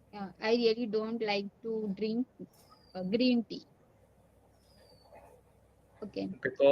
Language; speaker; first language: English; non-native, learner; Marathi